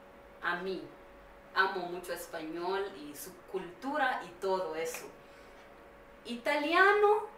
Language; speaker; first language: Spanish; non-native, learner; Swahili